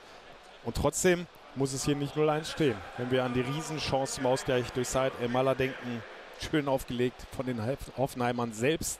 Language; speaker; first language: German; native; German